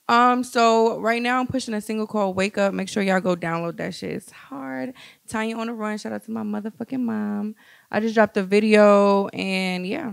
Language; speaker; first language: English; native; English